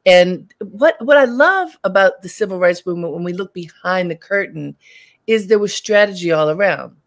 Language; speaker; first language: English; native; English